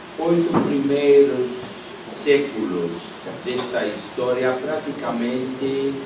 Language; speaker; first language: Portuguese; non-native, fluent; Polish